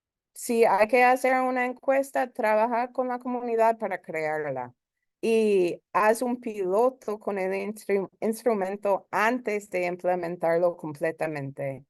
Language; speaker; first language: Spanish; early bilingual, heritage; Spanish